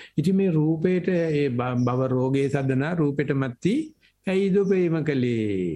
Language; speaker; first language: Sinhala; native; Sinhala